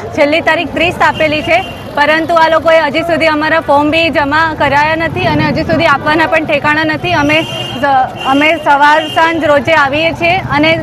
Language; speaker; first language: Gujarati; native; Gujarati